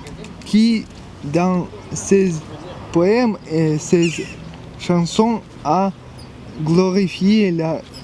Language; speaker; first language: French; non-native, fluent; Russian